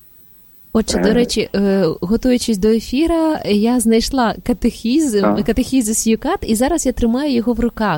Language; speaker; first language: Ukrainian; native; Ukrainian